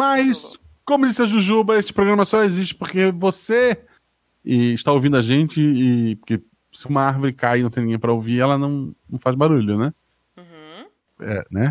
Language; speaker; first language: Portuguese; native; Portuguese